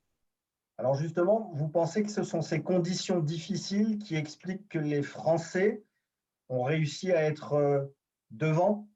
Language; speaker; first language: French; native; French